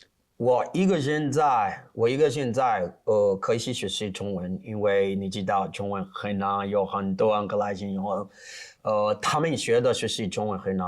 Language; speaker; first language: Chinese; non-native, learner; Portuguese